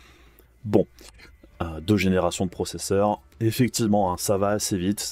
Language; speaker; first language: French; native; French